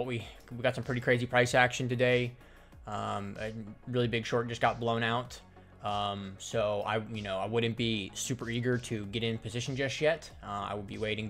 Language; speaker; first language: English; native; English